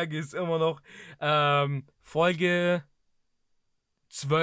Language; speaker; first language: German; early bilingual, other home language; Greek